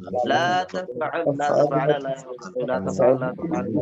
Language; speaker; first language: Arabic; non-native, learner; Bangla